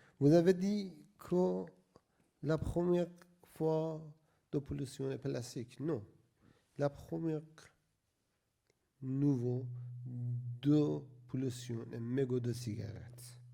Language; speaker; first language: French; non-native, learner; Persian